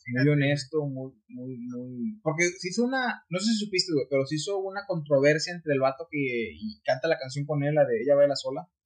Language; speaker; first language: Spanish; early bilingual, heritage; Spanish